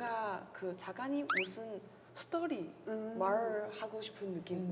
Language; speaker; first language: Korean; non-native, fluent; Chinese